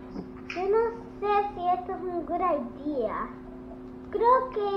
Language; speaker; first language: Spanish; early bilingual, heritage; English